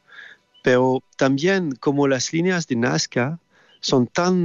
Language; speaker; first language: Spanish; non-native, learner; French